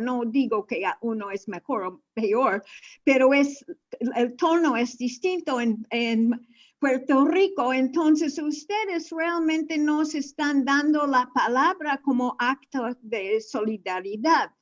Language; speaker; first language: Spanish; non-native, fluent; English